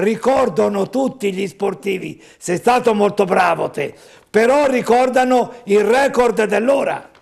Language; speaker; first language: Italian; native; Italian